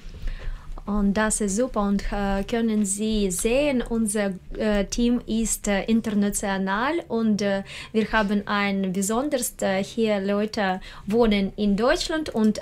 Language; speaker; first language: German; non-native, learner; Russian